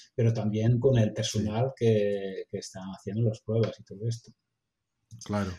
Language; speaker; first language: Spanish; non-native, fluent; Dutch